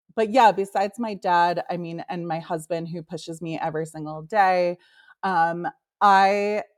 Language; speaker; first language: English; native; English